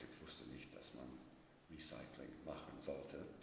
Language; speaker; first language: German; non-native, fluent; English